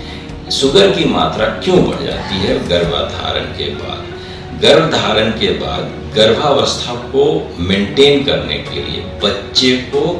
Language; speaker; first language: Hindi; native; Hindi